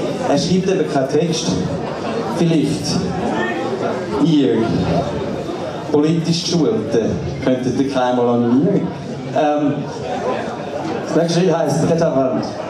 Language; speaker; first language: German; native; German